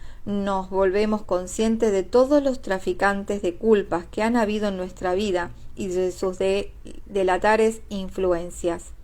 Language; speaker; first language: Spanish; native; Spanish